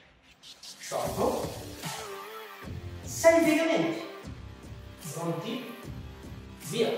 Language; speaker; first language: Italian; native; Italian